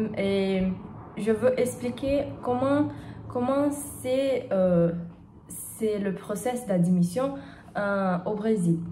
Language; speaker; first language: French; non-native, learner; Portuguese